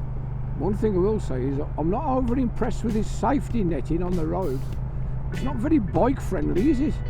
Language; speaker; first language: English; native; English